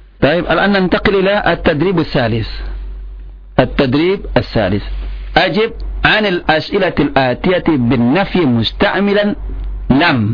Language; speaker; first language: Arabic; non-native, fluent; Indonesian